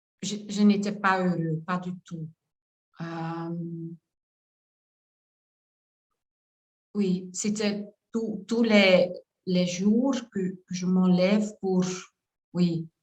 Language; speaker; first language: French; non-native, learner; Dutch